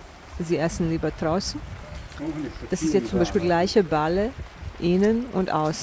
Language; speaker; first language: German; non-native, fluent; Bosnian